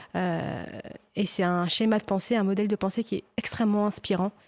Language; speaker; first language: French; non-native, local second language; Arabic